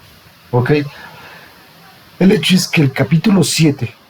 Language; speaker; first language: Spanish; native; Spanish